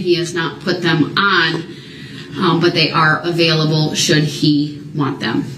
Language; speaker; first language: English; native; English